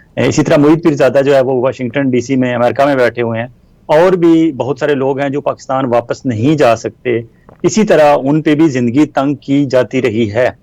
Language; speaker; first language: Urdu; non-native, local second language; Punjabi